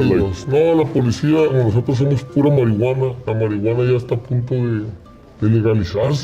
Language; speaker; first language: Spanish; native; Spanish